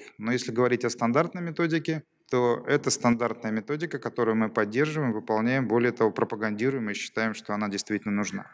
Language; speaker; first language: Russian; native; Russian